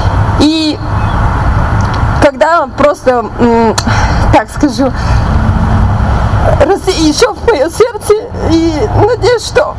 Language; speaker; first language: Russian; non-native, learner; Bulgarian